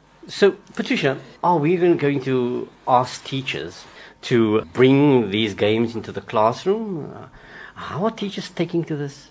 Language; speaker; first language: English; non-native, local second language; Afrikaans